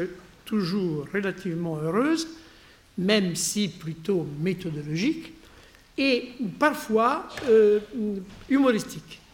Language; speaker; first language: French; non-native, fluent; Italian